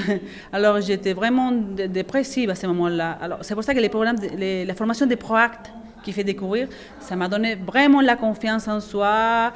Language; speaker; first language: French; non-native, fluent; Spanish